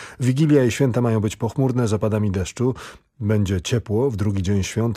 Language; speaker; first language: Polish; native; Polish